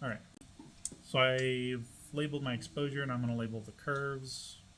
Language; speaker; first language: English; native; English